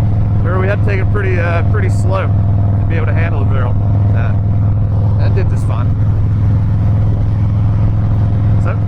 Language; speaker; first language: English; native; English